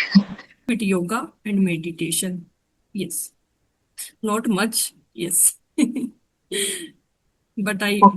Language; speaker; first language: English; non-native, learner; Hindi